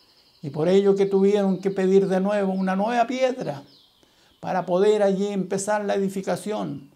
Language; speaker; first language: Spanish; native; Spanish